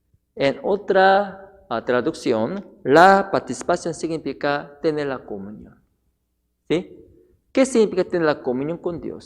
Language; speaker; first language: Spanish; non-native, fluent; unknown